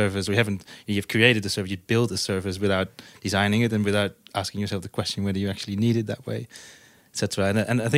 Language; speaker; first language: English; non-native, fluent; Dutch